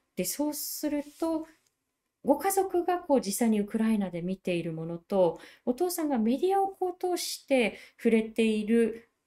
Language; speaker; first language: Japanese; native; Japanese